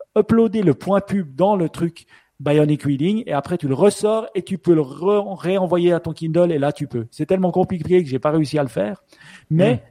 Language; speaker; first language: French; native; French